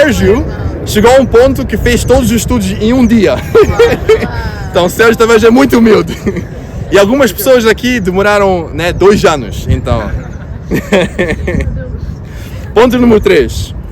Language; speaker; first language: Portuguese; non-native, fluent; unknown